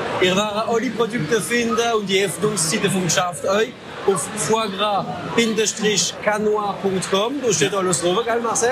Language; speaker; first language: German; native; German